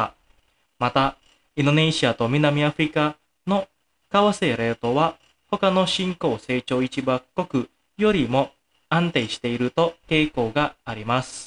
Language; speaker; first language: Japanese; non-native, fluent; Indonesian